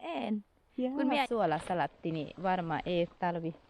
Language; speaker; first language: Finnish; non-native, learner; Thai